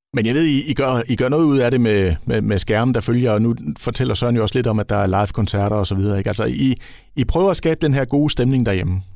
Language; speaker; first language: Danish; native; Danish